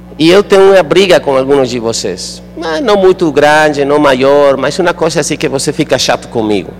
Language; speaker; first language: Portuguese; non-native, fluent; Spanish